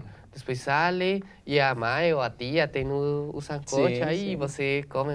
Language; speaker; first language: Portuguese; non-native, learner; Spanish